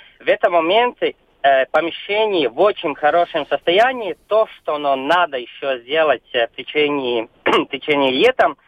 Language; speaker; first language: Russian; non-native, local second language; Latvian